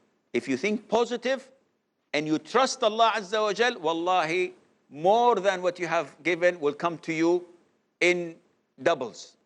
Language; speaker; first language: English; non-native, fluent; Arabic